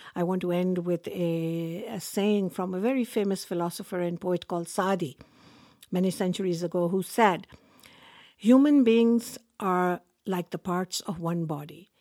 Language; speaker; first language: English; non-native, local second language; Urdu